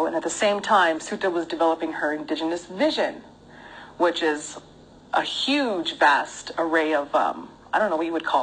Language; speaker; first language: English; native; English